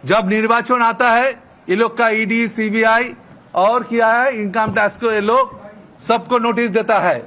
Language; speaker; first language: Hindi; non-native, local second language; Bangla